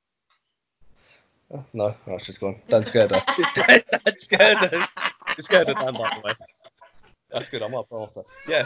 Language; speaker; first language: English; native; English